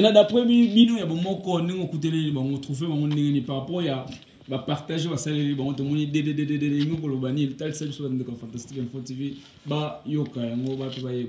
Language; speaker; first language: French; non-native, local second language; Lingala